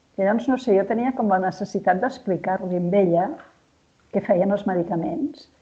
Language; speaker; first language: Catalan; native; Catalan